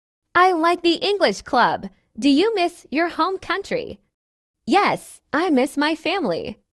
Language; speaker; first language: English; non-native, fluent; Burmese